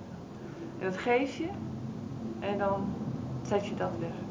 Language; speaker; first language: Dutch; native; Dutch